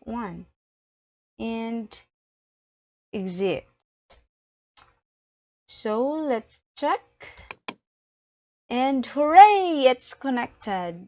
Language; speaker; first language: English; non-native, learner; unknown